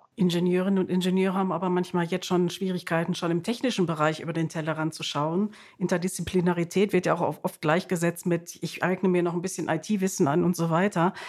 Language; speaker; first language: German; native; German